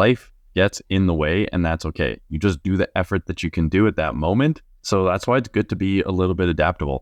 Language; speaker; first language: English; native; English